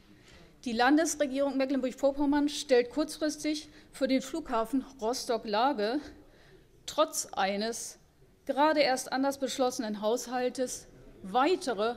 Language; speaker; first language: German; native; German